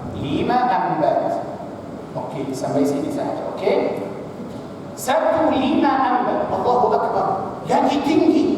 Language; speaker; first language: Malay; non-native, fluent; Arabic